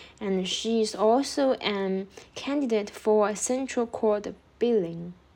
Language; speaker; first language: English; non-native, fluent; Chinese